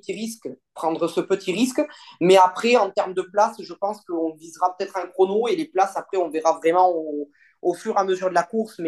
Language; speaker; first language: French; native; French